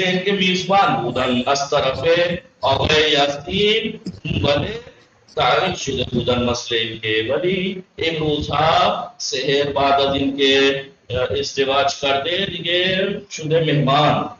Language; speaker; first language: Persian; non-native, fluent; Urdu